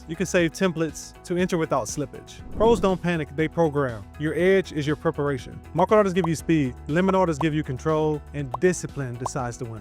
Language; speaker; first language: English; native; English